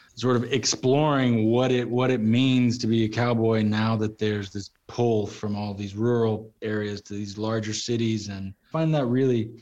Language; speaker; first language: English; native; English